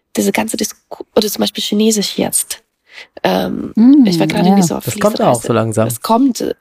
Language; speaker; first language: German; early bilingual, other home language; Russian